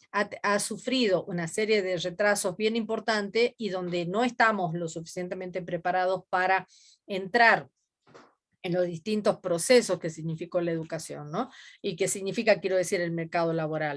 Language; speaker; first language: Spanish; native; Spanish